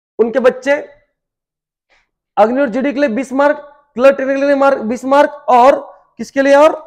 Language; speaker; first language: Hindi; non-native, local second language; Marathi